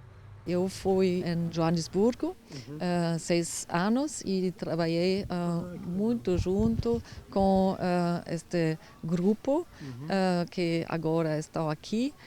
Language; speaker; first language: Portuguese; non-native, fluent; German